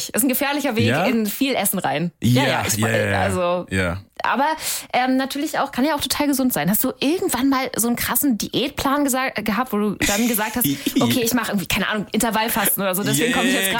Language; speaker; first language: German; native; German